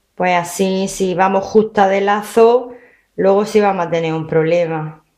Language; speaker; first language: Spanish; native; Spanish